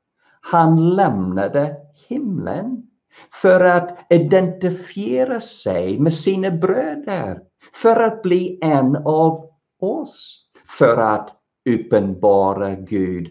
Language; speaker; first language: Swedish; non-native, fluent; English